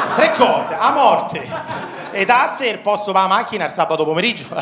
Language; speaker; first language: Italian; native; Italian